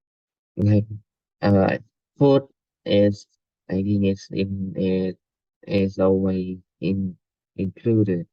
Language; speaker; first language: English; non-native, learner; Vietnamese